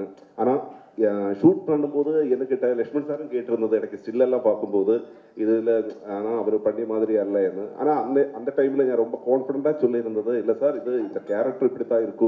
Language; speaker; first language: Tamil; non-native, learner; Malayalam